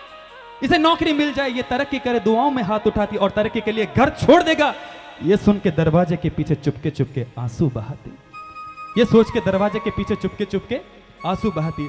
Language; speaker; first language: Hindi; native; Hindi